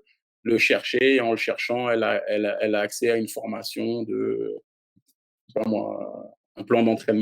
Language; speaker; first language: French; native; French